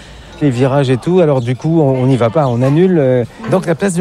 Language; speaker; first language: French; native; French